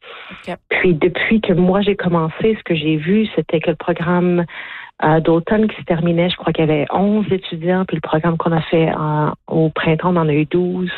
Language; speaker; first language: French; native; French